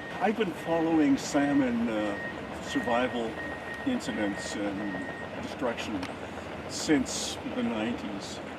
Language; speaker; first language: English; native; English